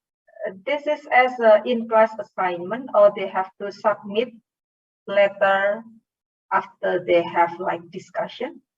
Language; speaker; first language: English; non-native, fluent; Indonesian